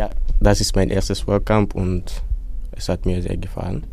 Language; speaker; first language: German; non-native, fluent; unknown